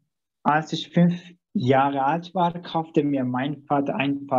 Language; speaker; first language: German; non-native, fluent; Turkish